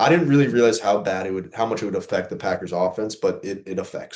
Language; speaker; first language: English; native; English